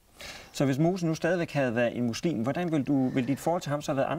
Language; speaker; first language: Danish; native; Danish